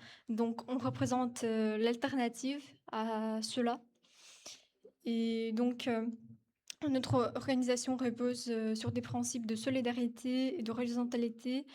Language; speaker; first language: French; non-native, fluent; Ukrainian